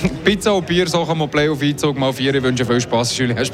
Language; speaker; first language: German; native; German